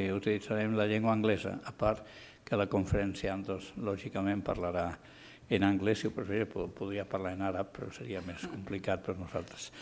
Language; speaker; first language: Catalan; native; Catalan